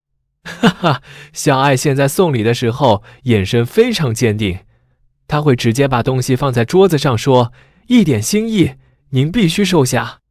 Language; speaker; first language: Chinese; native; Chinese